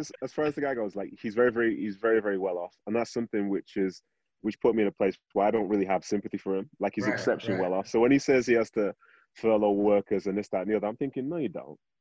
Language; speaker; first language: English; native; English